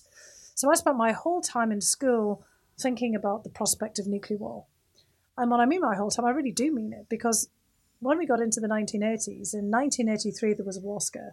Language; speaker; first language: English; native; English